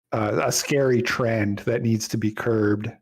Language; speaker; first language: English; native; English